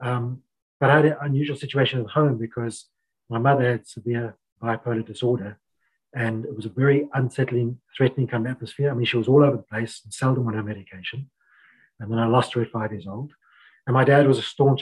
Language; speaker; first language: English; native; English